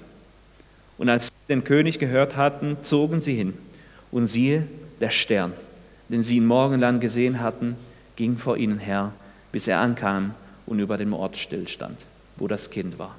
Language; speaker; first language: German; non-native, fluent; Spanish